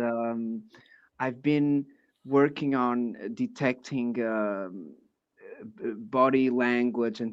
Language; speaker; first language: English; non-native, fluent; Portuguese